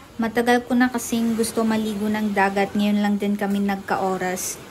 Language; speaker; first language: Filipino; non-native, local second language; Masbatenyo